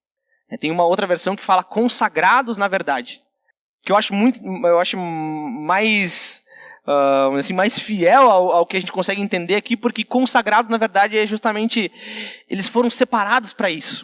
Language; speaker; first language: Portuguese; native; Portuguese